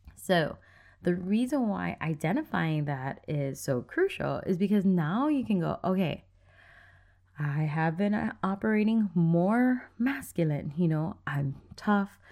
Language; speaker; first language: English; native; English